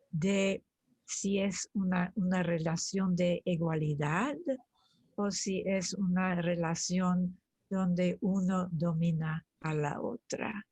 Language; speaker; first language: Spanish; early bilingual, other home language; German